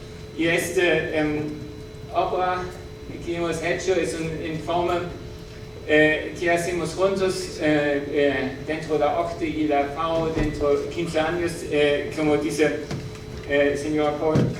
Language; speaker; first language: Spanish; non-native, learner; German